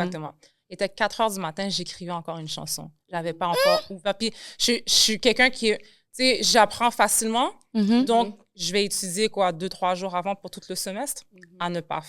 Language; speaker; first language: French; native; French